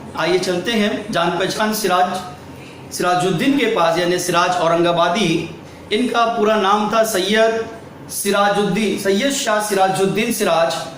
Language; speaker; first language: Urdu; native; Urdu